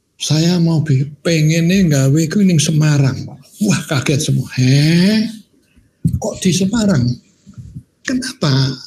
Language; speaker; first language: Indonesian; non-native, local second language; Javanese